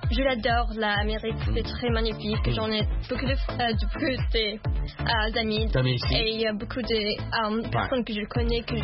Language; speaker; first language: French; non-native, learner; Arabic